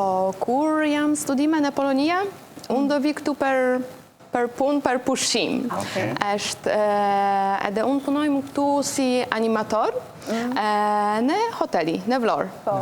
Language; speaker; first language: Albanian; non-native, learner; Polish